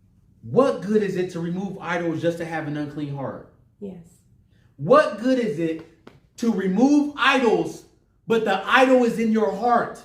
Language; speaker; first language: English; native; English